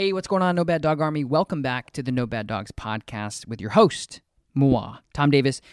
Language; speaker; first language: English; native; English